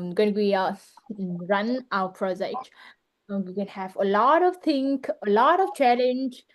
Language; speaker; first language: English; non-native, learner; Vietnamese